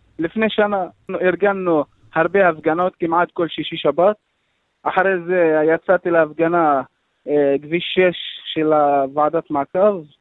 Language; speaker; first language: Hebrew; non-native, local second language; Arabic